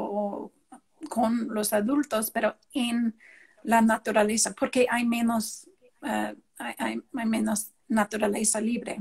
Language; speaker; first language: Spanish; non-native, fluent; English